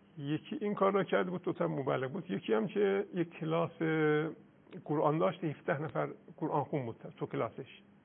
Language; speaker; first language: Persian; non-native, local second language; Azerbaijani